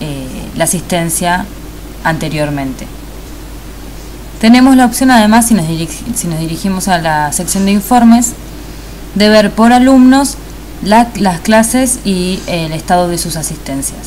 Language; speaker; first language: Spanish; native; Spanish